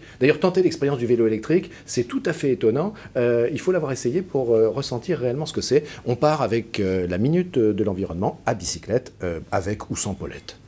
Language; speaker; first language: French; native; French